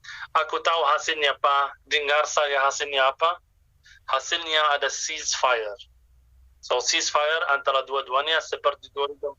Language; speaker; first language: Indonesian; non-native, fluent; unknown